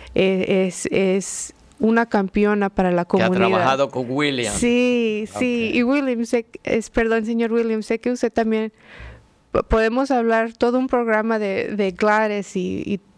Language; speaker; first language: Spanish; early bilingual, heritage; Spanish